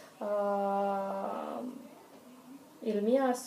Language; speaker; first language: Italian; non-native, learner; Russian